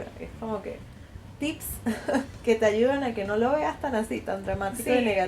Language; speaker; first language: Spanish; native; Spanish